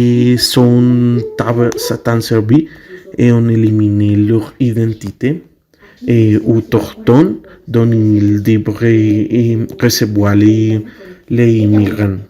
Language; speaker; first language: French; non-native, learner; Spanish